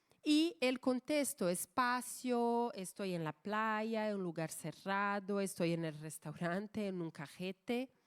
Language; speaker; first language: Spanish; non-native, fluent; Portuguese